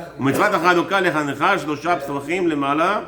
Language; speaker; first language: Hebrew; early bilingual, heritage; English